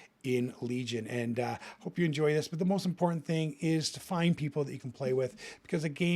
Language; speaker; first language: English; native; English